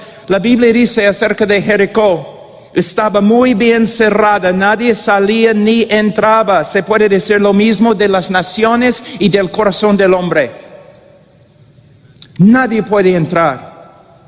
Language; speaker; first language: Spanish; non-native, fluent; English